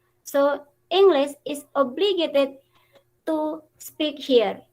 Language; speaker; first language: English; non-native, fluent; Indonesian